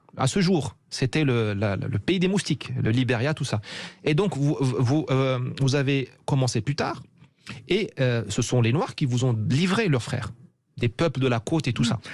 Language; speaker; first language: French; non-native, local second language; Arabic